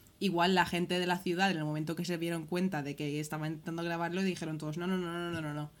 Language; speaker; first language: Spanish; early bilingual, other home language; English